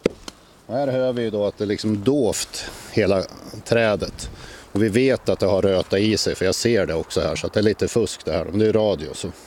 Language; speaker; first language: Swedish; native; Swedish